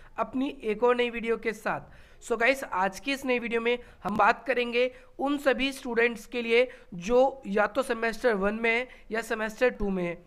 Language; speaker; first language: Hindi; native; Hindi